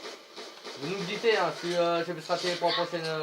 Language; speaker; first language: French; native; French